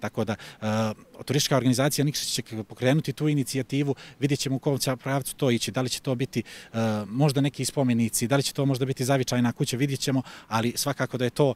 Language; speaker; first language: Croatian; native; Croatian